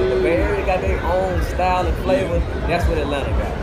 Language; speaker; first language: English; native; English